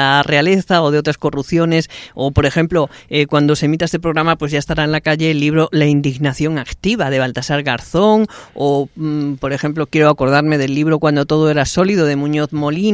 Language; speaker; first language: Spanish; native; Spanish